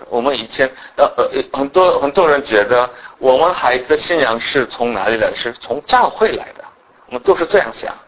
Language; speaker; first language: Chinese; non-native, fluent; Korean